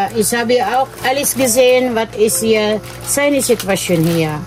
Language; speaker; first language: German; non-native, learner; Filipino